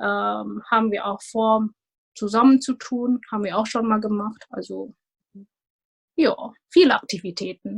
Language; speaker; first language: German; non-native, fluent; Indonesian